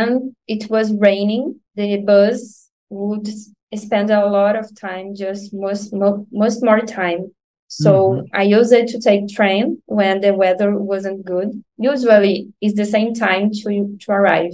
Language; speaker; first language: English; non-native, learner; Portuguese